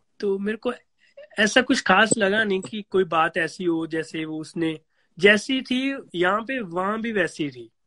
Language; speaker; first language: Hindi; non-native, local second language; Punjabi